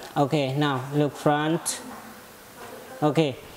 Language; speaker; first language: English; non-native, local second language; Hindi